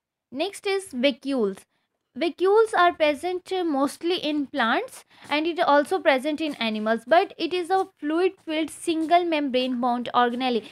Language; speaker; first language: English; non-native, local second language; Urdu